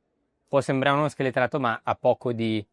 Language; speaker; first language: Italian; native; Italian